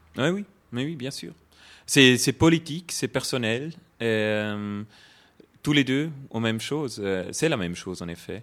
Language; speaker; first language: French; non-native, fluent; German